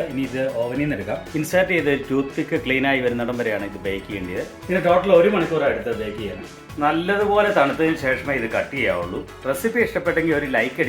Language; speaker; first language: Malayalam; native; Malayalam